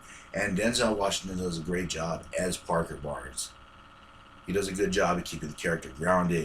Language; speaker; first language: English; native; English